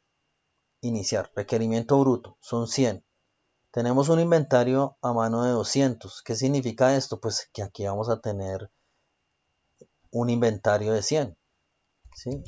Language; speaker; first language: Spanish; native; Spanish